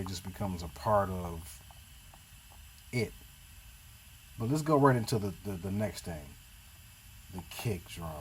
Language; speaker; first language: English; native; English